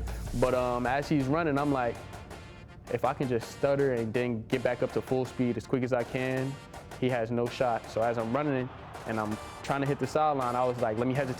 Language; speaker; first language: English; native; English